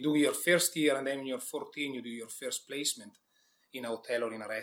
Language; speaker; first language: English; non-native, fluent; Italian